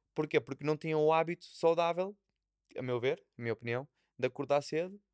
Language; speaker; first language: Portuguese; native; Portuguese